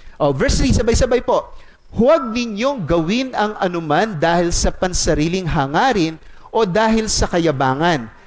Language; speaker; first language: Filipino; non-native, local second language; Cebuano